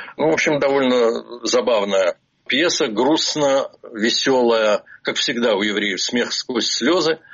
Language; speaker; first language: Russian; native; Russian